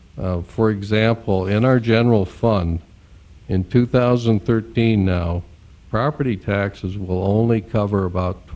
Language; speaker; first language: English; native; English